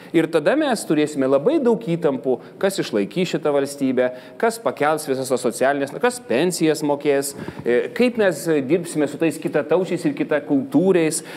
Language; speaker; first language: Lithuanian; native; Lithuanian